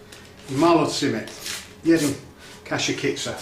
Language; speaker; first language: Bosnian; non-native, learner; English